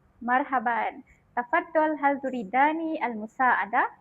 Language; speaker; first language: Arabic; non-native, learner; Malay